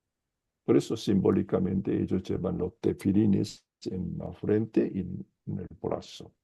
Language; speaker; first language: Spanish; non-native, fluent; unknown